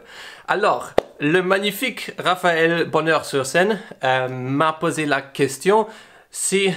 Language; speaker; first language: French; non-native, learner; English